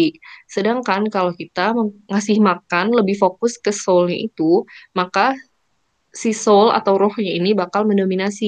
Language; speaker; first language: Indonesian; native; Indonesian